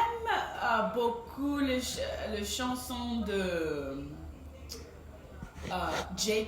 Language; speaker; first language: French; non-native, fluent; English